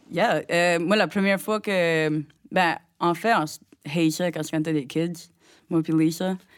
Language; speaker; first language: French; native; French